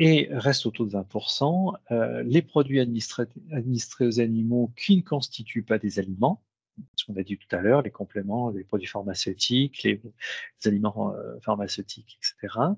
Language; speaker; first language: French; native; French